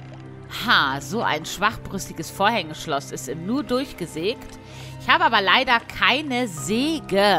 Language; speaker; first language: German; native; German